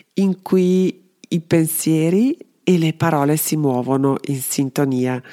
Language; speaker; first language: Italian; non-native, fluent; Serbian